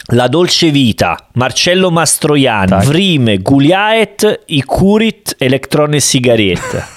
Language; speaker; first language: Russian; non-native, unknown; Italian